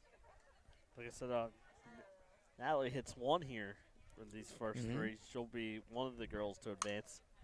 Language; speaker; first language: English; native; English